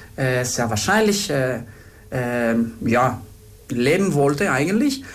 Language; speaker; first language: German; non-native, fluent; Spanish